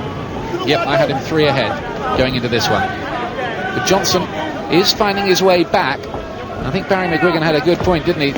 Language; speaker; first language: English; native; English